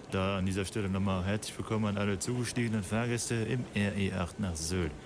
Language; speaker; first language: German; native; German